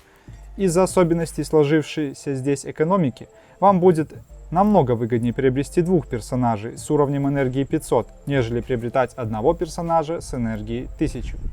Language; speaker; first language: Russian; native; Russian